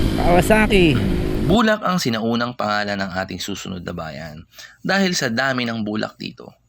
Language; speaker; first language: Filipino; native; Filipino